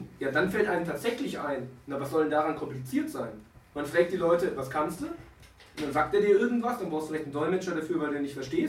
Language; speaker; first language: German; native; German